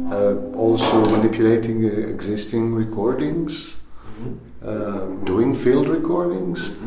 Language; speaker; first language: English; non-native, fluent; Greek